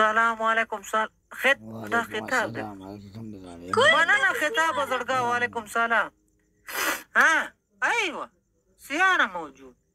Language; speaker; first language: Arabic; non-native, learner; Pashto